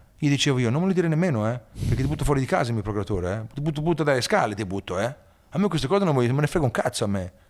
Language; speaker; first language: Italian; early bilingual, heritage; Italian